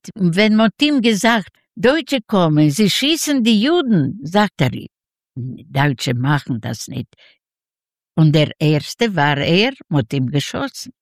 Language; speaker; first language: German; non-native, learner; Yiddish